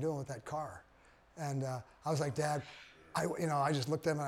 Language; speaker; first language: English; native; English